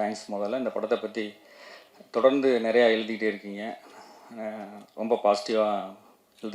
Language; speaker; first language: Tamil; native; Tamil